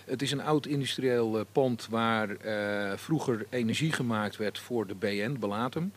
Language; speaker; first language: Dutch; native; Dutch